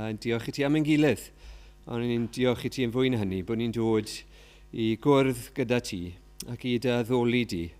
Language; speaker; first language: Welsh; native; Welsh